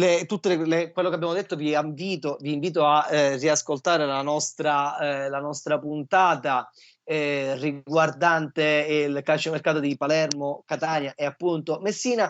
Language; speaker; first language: Italian; native; Italian